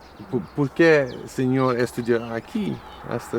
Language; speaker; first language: Portuguese; non-native, learner; Dutch